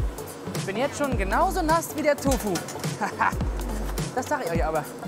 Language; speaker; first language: German; native; German